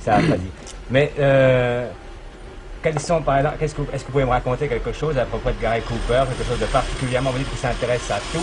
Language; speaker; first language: French; native; French